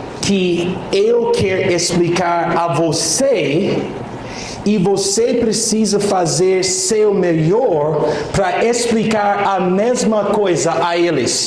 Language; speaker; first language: Portuguese; non-native, fluent; English